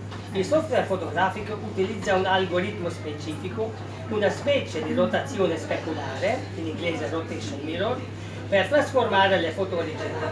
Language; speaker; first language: Italian; non-native, fluent; Hungarian